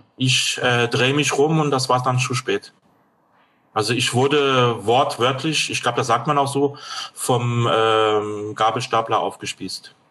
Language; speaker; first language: German; non-native, fluent; French